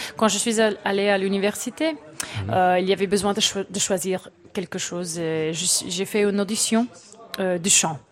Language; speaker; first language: French; non-native, fluent; English